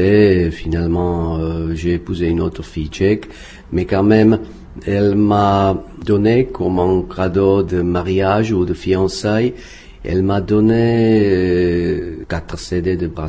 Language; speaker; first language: French; non-native, fluent; Czech